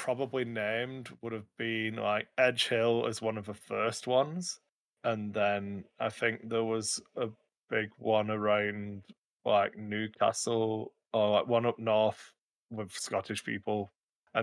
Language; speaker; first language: English; native; English